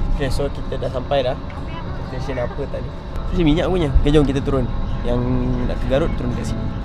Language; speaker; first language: Malay; native; Malay